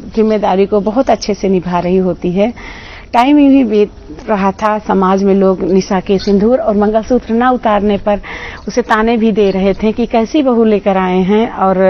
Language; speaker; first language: Hindi; native; Hindi